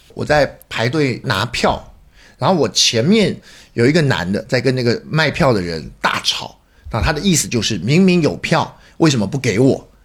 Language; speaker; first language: Chinese; native; Chinese